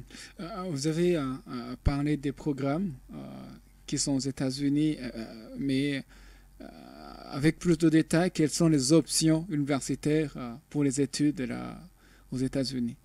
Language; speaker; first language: French; non-native, local second language; Rundi